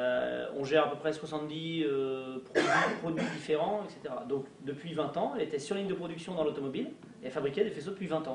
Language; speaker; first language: French; native; French